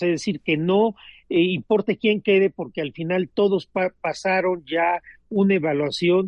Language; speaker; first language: Spanish; native; Spanish